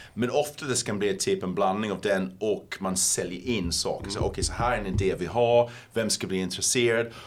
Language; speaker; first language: Swedish; non-native, fluent; English